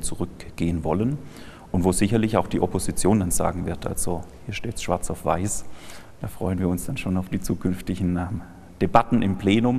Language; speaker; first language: German; native; German